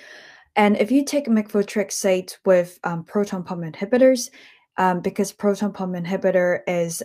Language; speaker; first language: English; native; English